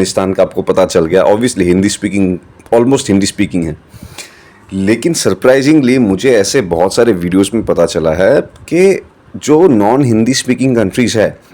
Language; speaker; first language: Hindi; non-native, local second language; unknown